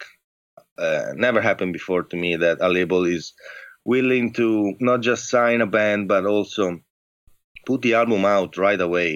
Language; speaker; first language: English; non-native, fluent; Italian